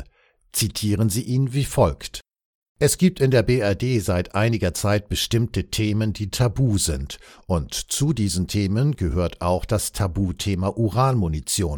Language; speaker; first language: German; native; German